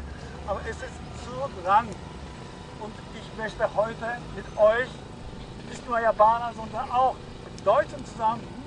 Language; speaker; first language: German; non-native, fluent; Japanese